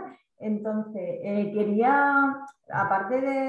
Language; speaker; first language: Spanish; native; Spanish